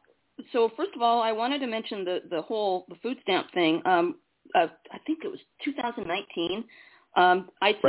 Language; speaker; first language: English; native; English